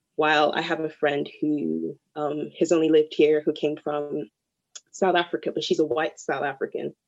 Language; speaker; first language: English; early bilingual, other home language; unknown